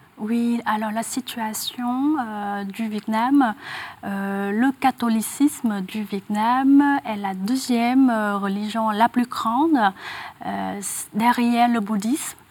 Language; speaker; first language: French; non-native, fluent; Vietnamese